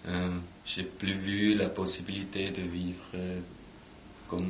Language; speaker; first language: French; non-native, local second language; German